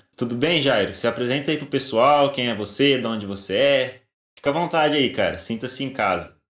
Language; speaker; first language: Portuguese; native; Portuguese